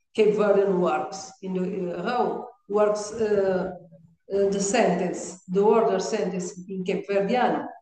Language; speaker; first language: English; non-native, learner; Kabuverdianu